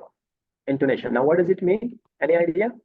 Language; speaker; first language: English; non-native, fluent; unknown